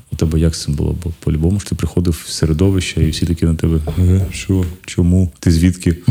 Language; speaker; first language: Ukrainian; non-native, local second language; Russian